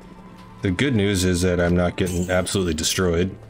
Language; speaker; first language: English; native; English